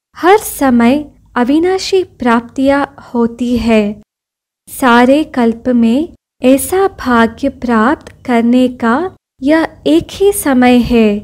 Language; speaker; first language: Hindi; non-native, local second language; Kannada